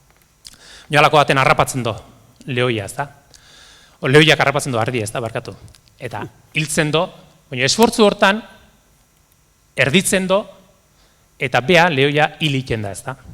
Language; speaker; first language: Basque; native; Basque